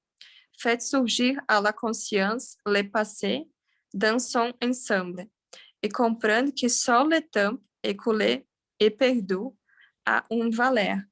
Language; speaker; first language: French; non-native, learner; Portuguese